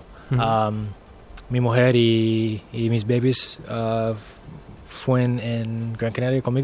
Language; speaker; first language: Spanish; non-native, learner; English